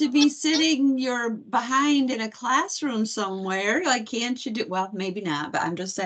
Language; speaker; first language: English; native; English